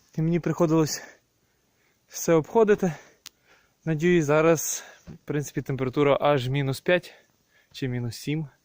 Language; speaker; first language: Ukrainian; native; Ukrainian